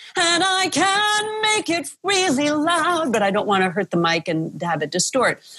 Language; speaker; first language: English; native; English